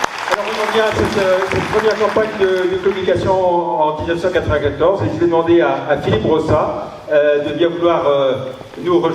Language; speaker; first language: French; native; French